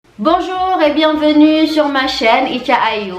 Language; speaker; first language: French; non-native, fluent; Indonesian